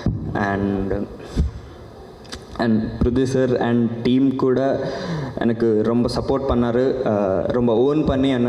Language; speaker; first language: Tamil; non-native, learner; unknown